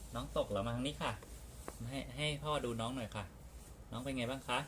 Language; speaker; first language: Thai; native; Thai